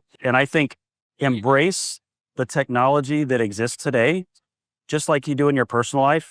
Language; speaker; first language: English; native; English